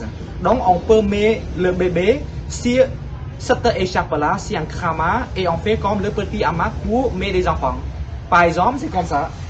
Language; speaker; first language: French; non-native, fluent; Khmer